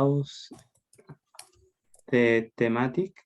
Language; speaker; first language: English; non-native, learner; Spanish